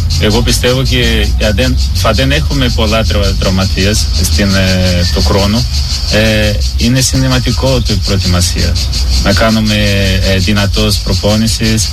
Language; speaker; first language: Greek; non-native, learner; Portuguese